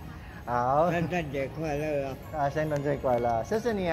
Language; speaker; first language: Chinese; non-native, learner; Filipino